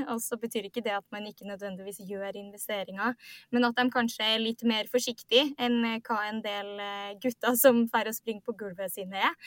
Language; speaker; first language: Norwegian; native; Norwegian